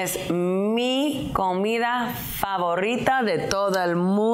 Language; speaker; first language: Spanish; early bilingual, other home language; English